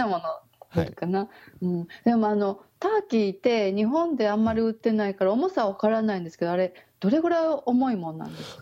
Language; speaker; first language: Japanese; native; Japanese